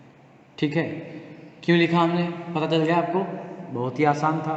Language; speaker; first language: Hindi; native; Hindi